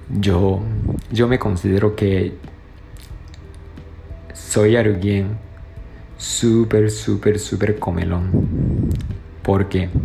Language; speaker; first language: Spanish; non-native, learner; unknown